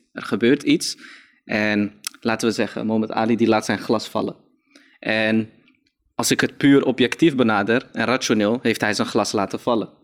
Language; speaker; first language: Dutch; early bilingual, other home language; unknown